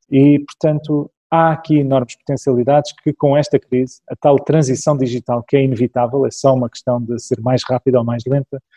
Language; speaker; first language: Portuguese; early bilingual, other home language; English